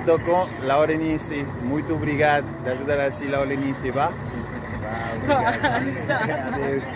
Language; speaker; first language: Portuguese; non-native, learner; French